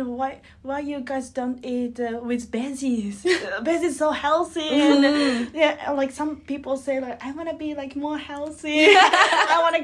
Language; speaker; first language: English; non-native, learner; Japanese